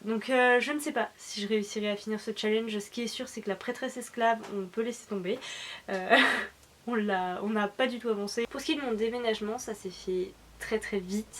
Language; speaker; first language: French; native; French